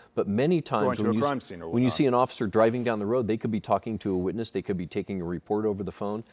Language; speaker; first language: English; native; English